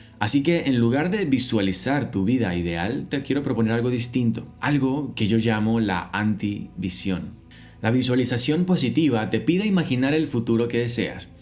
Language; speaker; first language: Spanish; native; Spanish